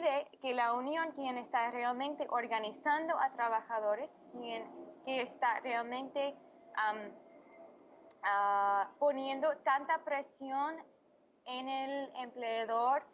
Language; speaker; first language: Spanish; non-native, fluent; English